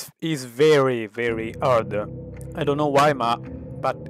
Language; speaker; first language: English; non-native, learner; Italian